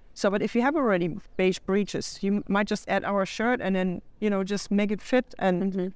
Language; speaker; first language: English; non-native, fluent; German